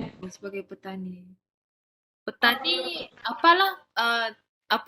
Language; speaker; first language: Malay; native; Malay